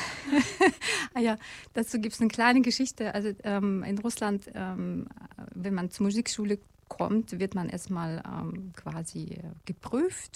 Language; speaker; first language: German; non-native, fluent; Russian